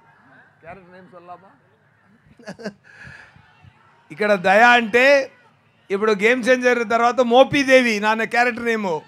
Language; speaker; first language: Telugu; non-native, learner; Tamil